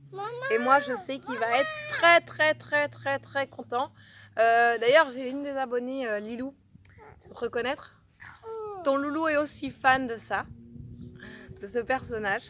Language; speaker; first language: French; native; French